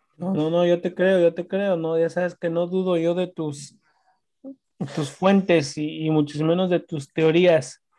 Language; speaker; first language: Spanish; native; Spanish